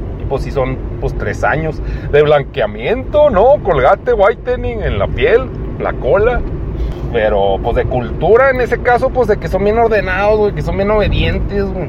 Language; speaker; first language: Spanish; native; Spanish